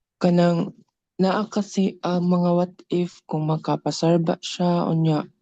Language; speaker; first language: Cebuano; native; Cebuano